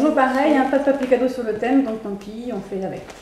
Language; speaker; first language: French; native; French